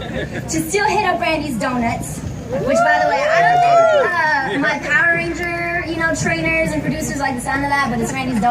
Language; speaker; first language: English; native; English